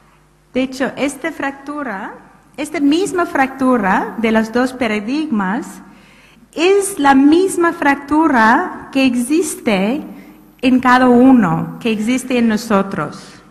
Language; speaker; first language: Spanish; non-native, fluent; English